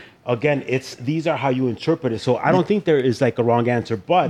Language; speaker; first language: English; early bilingual, other home language; Spanish